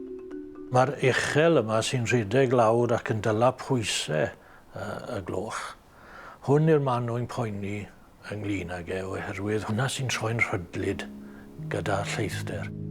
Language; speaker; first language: Welsh; native; Welsh